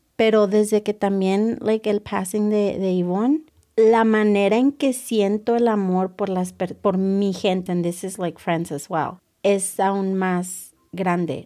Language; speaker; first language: Spanish; early bilingual, other home language; English